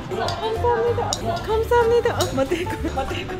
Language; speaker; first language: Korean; non-native, fluent; Japanese